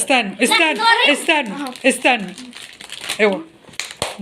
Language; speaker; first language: Arabic; native; Arabic